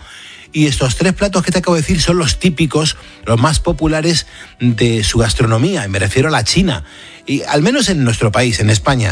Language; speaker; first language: Spanish; native; Spanish